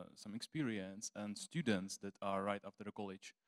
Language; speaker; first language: English; non-native, fluent; Czech